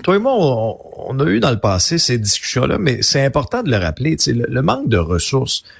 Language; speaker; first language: French; native; French